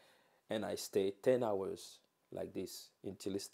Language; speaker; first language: English; non-native, fluent; French